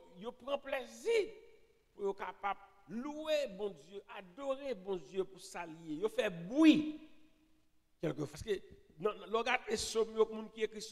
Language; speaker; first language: French; non-native, local second language; Haitian Creole